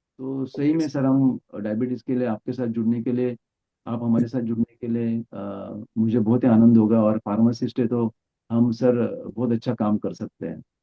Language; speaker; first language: Hindi; non-native, local second language; Marathi